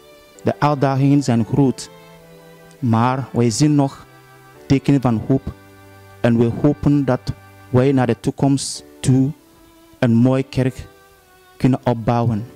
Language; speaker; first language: Dutch; non-native, fluent; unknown